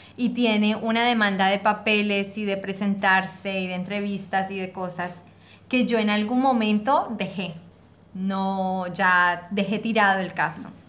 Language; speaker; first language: Spanish; native; Spanish